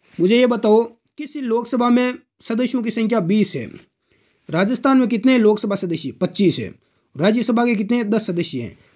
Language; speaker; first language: Hindi; native; Hindi